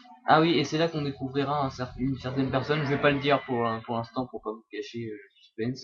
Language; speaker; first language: French; native; French